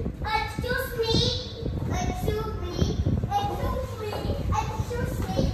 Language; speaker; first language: English; non-native, learner; Khmer